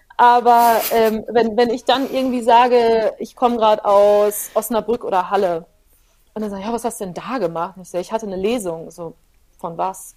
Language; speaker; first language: German; early bilingual, other home language; Plautdietsch